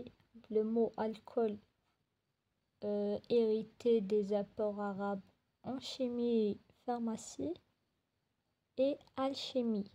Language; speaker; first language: French; non-native, local second language; Arabic